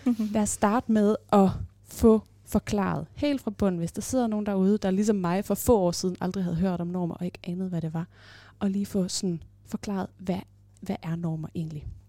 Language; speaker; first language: Danish; native; Danish